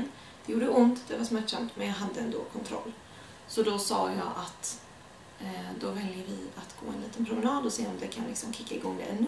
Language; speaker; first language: Swedish; native; Swedish